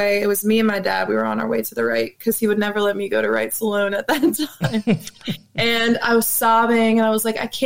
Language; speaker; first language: English; native; English